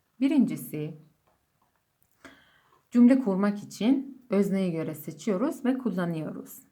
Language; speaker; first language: Turkish; non-native, fluent; Persian